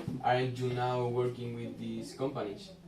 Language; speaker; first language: English; non-native, learner; Spanish